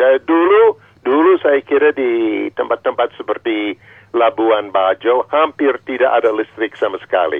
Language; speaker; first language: Indonesian; non-native, fluent; English